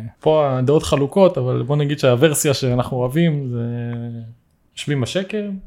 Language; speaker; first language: Hebrew; native; Hebrew